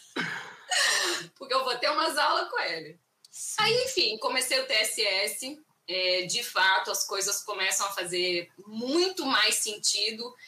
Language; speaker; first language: Portuguese; native; Portuguese